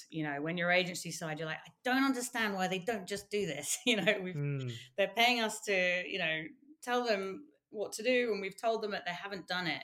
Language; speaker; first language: English; native; English